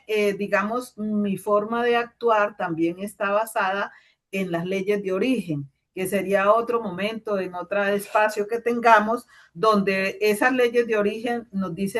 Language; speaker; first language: Spanish; native; Spanish